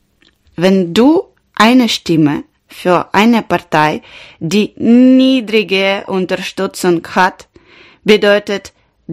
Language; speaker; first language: German; non-native, learner; Ukrainian